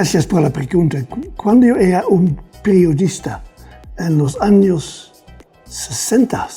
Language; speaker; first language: Spanish; non-native, fluent; Dutch